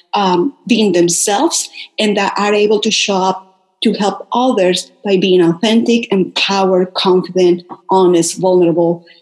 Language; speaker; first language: English; non-native, fluent; Spanish